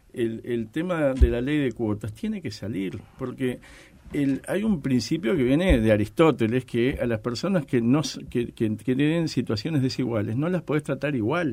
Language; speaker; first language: Spanish; native; Spanish